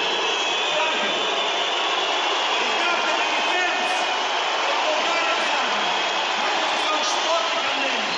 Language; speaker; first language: German; non-native, fluent; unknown